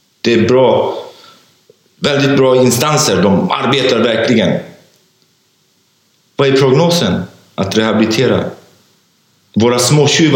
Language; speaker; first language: Swedish; non-native, fluent; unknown